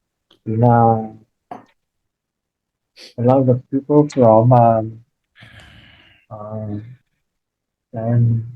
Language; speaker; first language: English; non-native, learner; Vietnamese